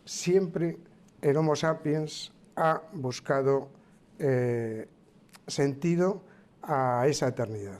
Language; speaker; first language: Spanish; native; Spanish